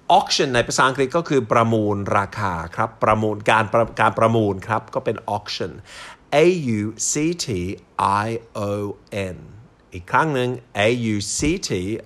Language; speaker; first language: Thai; non-native, fluent; English